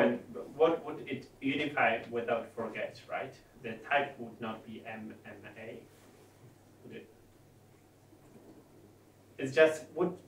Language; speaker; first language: English; non-native, fluent; Polish